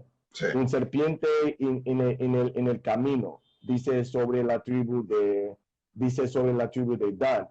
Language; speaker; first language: Spanish; non-native, fluent; English